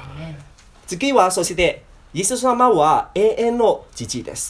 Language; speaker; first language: Japanese; non-native, learner; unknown